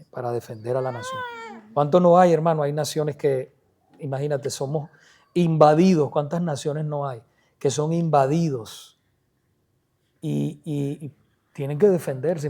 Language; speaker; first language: Spanish; native; Spanish